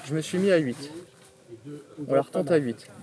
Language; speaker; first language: French; native; French